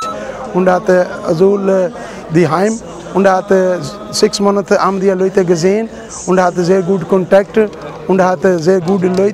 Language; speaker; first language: German; non-native, learner; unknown